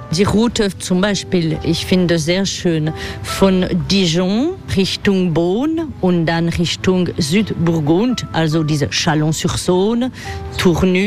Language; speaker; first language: German; non-native, fluent; French